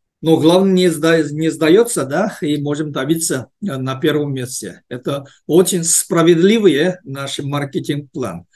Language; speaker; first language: Russian; non-native, learner; Korean